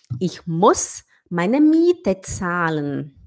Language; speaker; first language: German; non-native, fluent; Portuguese